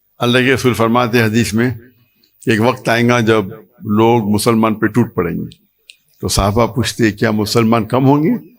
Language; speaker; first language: Urdu; non-native, local second language; Konkani